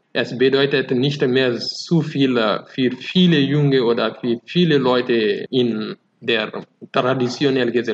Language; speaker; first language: German; non-native, fluent; Fula